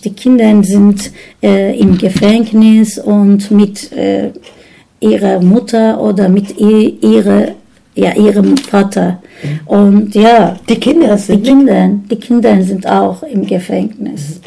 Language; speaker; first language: German; non-native, learner; Turkish